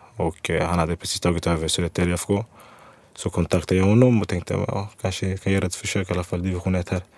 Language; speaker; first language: Swedish; early bilingual, other home language; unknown